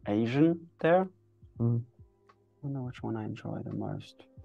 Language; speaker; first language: English; native; English